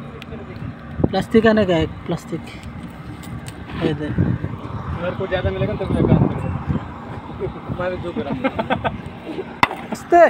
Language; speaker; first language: Hindi; non-native, learner; Bangla